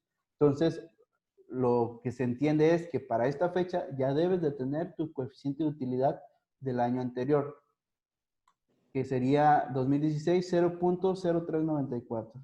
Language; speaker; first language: Spanish; native; Spanish